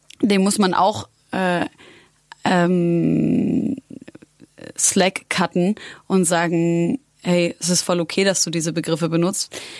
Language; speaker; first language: German; early bilingual, other home language; Arabic